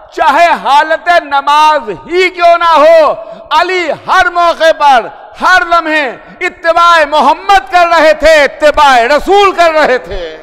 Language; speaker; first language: Urdu; native; Urdu